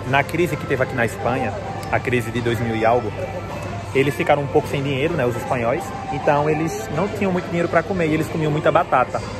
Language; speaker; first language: Portuguese; native; Portuguese